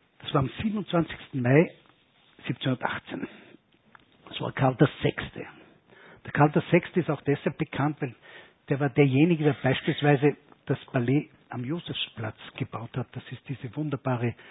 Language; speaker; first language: German; native; German